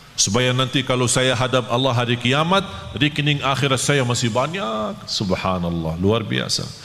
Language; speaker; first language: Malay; non-native, fluent; Arabic